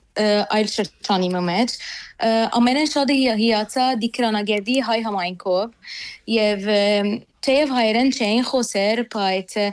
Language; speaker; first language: Armenian; early bilingual, heritage; Armenian